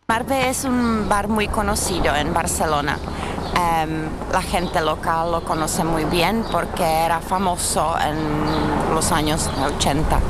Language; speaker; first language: Spanish; non-native, learner; Czech